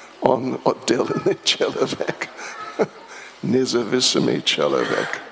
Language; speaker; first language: Russian; non-native, learner; English